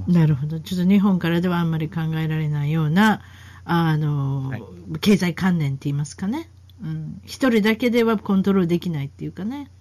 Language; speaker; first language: Japanese; native; Japanese